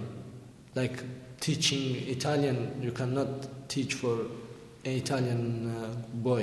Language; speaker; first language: English; non-native, learner; Persian